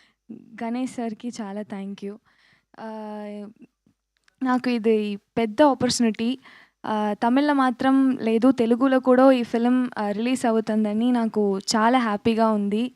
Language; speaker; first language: Telugu; non-native, learner; Tamil